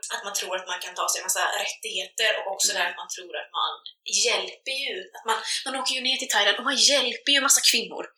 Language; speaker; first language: Swedish; native; Swedish